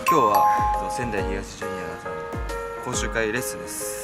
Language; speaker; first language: Japanese; native; Japanese